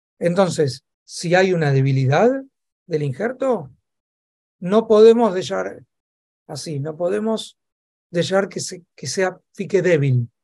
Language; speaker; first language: Spanish; native; Spanish